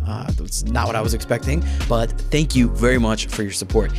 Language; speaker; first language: English; native; English